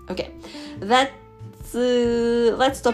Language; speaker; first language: English; non-native, learner; Japanese